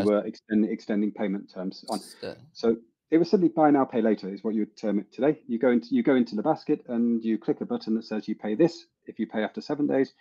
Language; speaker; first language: English; native; English